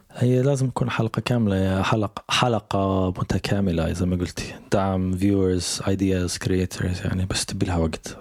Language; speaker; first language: Arabic; native; Arabic